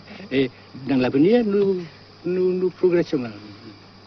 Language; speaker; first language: French; non-native, local second language; Vietnamese